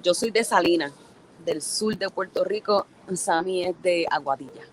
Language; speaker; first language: Spanish; early bilingual, heritage; Spanish